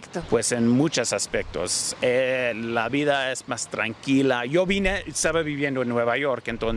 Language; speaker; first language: Spanish; early bilingual, heritage; Spanish